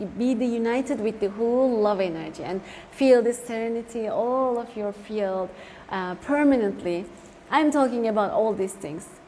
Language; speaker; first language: English; non-native, fluent; Turkish